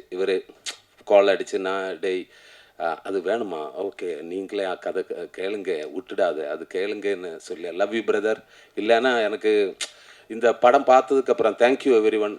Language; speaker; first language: Tamil; non-native, learner; Malayalam